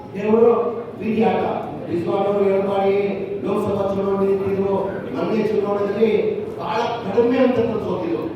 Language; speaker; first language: Kannada; non-native, local second language; Urdu